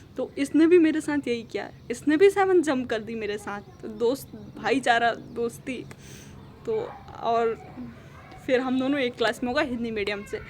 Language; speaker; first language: Hindi; native; Hindi